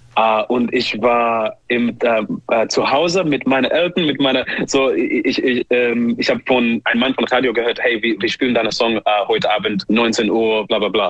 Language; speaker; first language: German; non-native, fluent; English